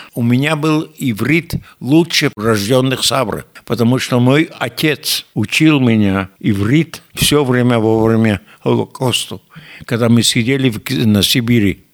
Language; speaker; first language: Russian; non-native, fluent; Yiddish